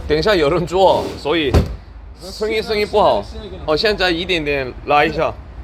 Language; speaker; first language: Chinese; non-native, learner; Korean